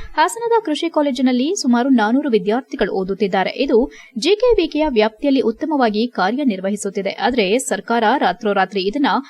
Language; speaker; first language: Kannada; native; Kannada